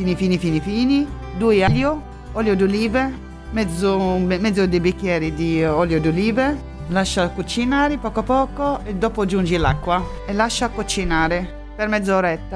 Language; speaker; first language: Italian; non-native, local second language; Arabic